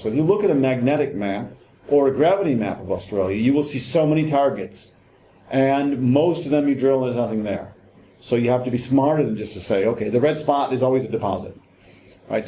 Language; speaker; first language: English; native; English